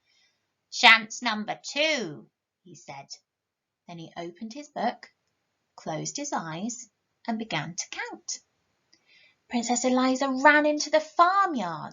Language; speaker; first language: English; native; English